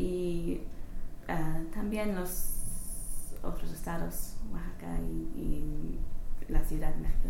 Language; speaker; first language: Spanish; non-native, learner; English